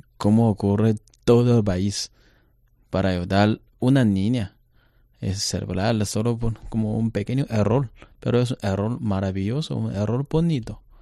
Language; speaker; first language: Spanish; non-native, learner; Chinese